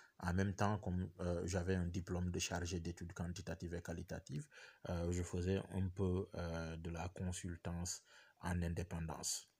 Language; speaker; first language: French; non-native, local second language; Wolof